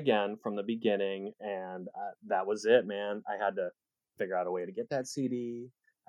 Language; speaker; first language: English; native; English